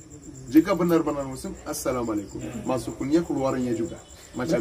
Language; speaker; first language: Indonesian; non-native, learner; Kurdish